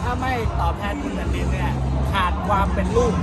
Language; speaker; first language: Thai; native; Thai